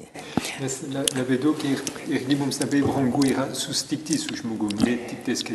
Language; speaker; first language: Lithuanian; non-native, learner; French